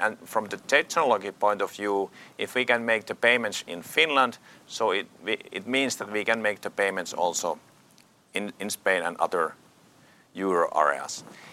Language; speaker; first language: English; non-native, fluent; Finnish